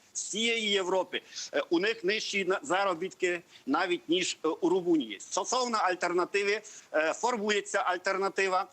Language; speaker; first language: Ukrainian; non-native, local second language; Hungarian